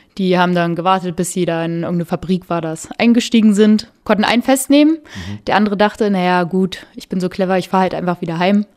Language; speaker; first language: German; native; German